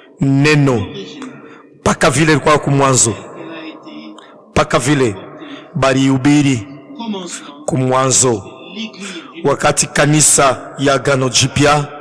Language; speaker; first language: Swahili; native; Swahili